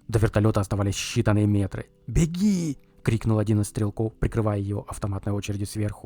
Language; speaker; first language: Russian; native; Russian